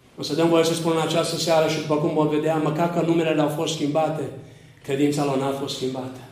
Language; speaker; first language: Romanian; native; Romanian